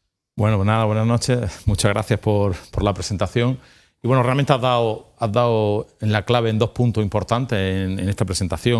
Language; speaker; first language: Spanish; native; Spanish